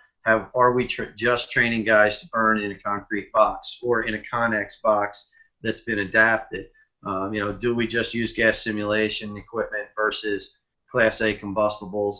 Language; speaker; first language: English; native; English